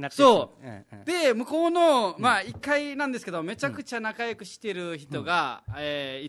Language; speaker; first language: Japanese; non-native, fluent; Nepali